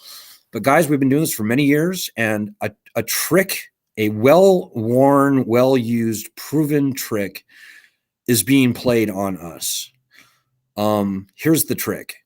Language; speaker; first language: English; native; English